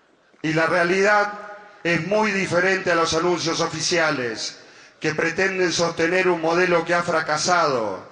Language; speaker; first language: Spanish; native; Spanish